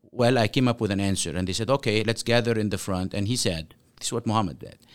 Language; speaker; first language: English; non-native, fluent; Arabic